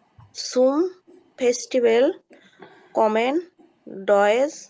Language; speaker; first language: German; non-native, learner; Bangla